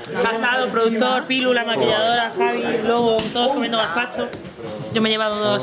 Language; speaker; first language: Spanish; native; Spanish